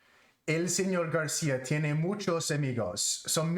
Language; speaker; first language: Spanish; non-native, learner; English